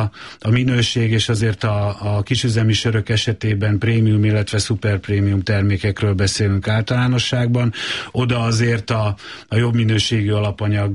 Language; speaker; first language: Hungarian; native; Hungarian